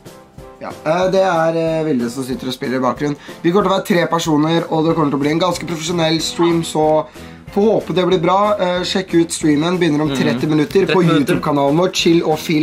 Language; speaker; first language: Norwegian; native; Norwegian